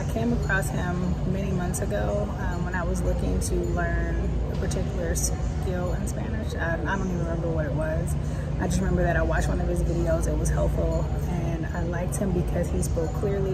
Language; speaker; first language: English; native; English